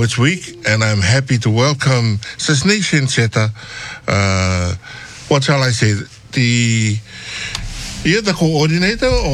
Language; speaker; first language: English; non-native, fluent; Tongan